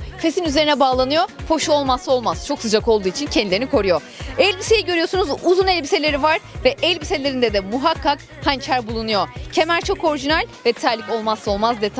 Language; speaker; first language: Turkish; native; Turkish